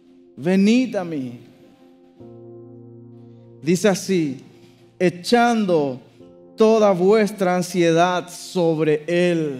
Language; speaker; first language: Spanish; native; Spanish